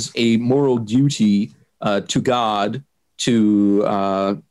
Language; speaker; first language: English; non-native, fluent; German